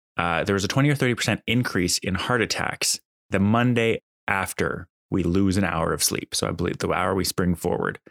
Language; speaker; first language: English; native; English